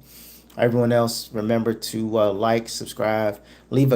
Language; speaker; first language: English; native; English